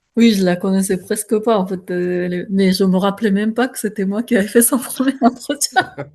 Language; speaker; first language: French; non-native, fluent; Kyrgyz